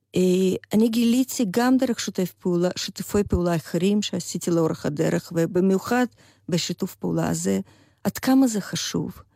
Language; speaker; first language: Hebrew; non-native, fluent; Russian